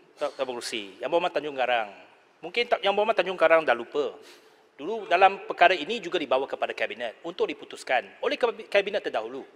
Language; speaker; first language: Malay; native; Malay